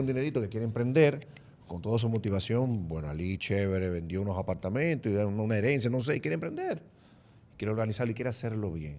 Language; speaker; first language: Spanish; native; Spanish